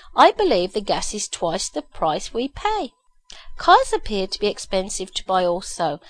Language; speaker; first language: English; native; English